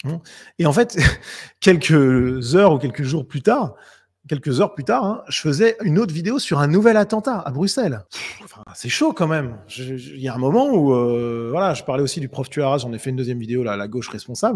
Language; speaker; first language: French; native; French